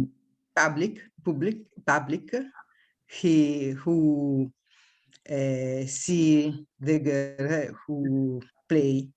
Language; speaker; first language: English; non-native, learner; Italian